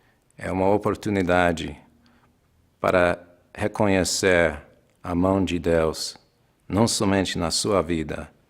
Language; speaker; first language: Portuguese; non-native, fluent; English